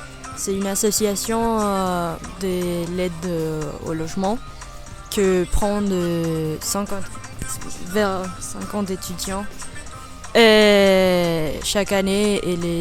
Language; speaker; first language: French; non-native, learner; Spanish